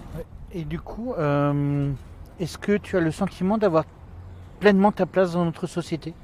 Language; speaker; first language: French; native; French